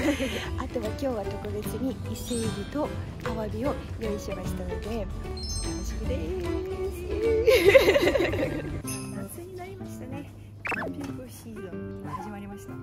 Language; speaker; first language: Japanese; non-native, fluent; Russian